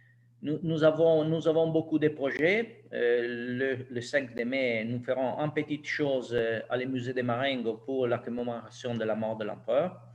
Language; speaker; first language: French; non-native, learner; Italian